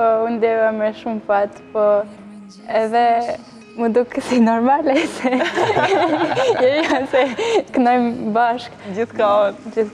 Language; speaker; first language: Albanian; early bilingual, heritage; French